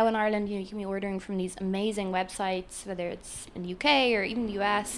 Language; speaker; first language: English; native; English